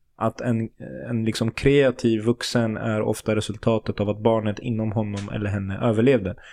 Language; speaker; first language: Swedish; early bilingual, other home language; Turoyo